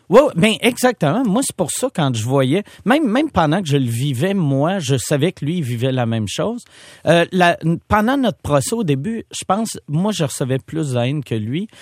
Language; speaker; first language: French; native; French